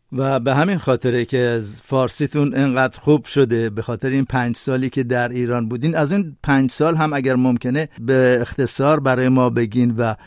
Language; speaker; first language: Persian; native; Persian